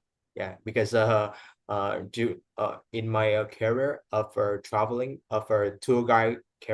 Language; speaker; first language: English; non-native, fluent; Vietnamese